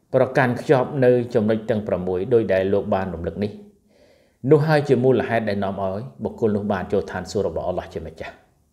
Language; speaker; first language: Khmer; non-native, local second language; Eastern Cham